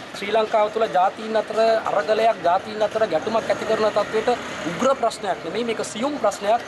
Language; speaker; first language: Sinhala; non-native, local second language; Tamil